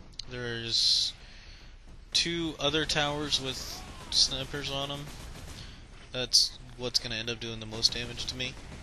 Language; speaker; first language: English; native; English